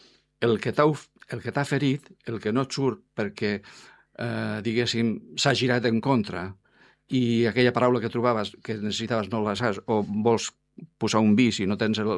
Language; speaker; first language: Catalan; non-native, fluent; Spanish